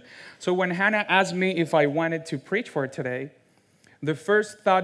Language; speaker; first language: English; non-native, fluent; Spanish